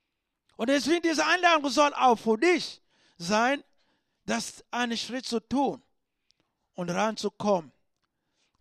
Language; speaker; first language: German; non-native, learner; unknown